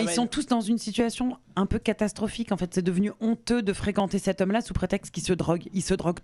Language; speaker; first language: French; native; French